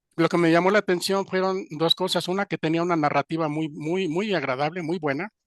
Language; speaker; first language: Spanish; native; Spanish